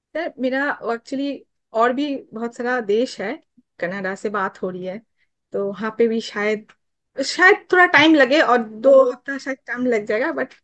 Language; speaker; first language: Hindi; non-native, local second language; Bangla